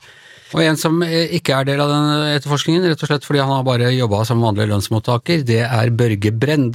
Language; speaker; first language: Norwegian; native; Norwegian